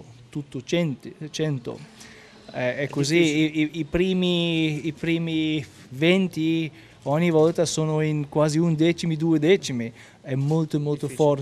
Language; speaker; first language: Italian; non-native, learner; German